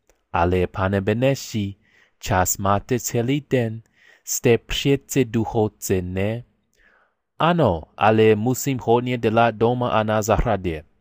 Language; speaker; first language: Czech; non-native, learner; English